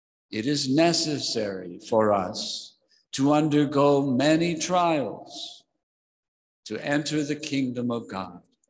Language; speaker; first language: English; native; English